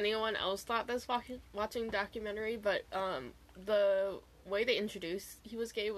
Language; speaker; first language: English; native; English